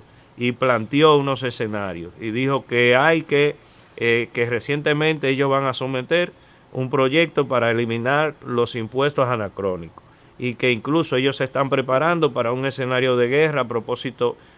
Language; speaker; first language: Spanish; native; Spanish